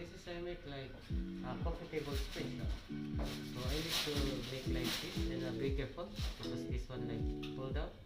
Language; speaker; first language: English; non-native, learner; Filipino